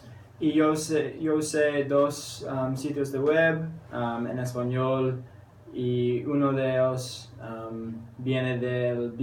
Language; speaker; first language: Spanish; non-native, learner; English